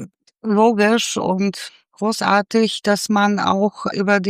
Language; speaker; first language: German; non-native, fluent; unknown